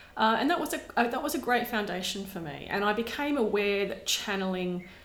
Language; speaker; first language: English; native; English